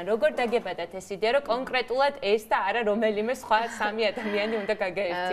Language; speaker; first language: Georgian; native; Georgian